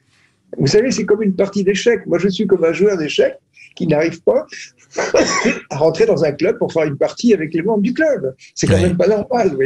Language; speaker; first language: French; native; French